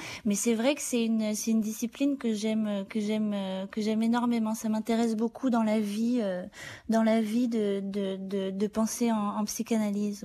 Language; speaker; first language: French; native; French